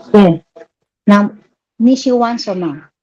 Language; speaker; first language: Chinese; non-native, learner; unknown